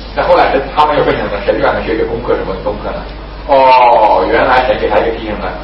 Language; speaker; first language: Chinese; native; Chinese